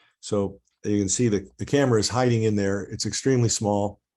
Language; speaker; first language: English; native; English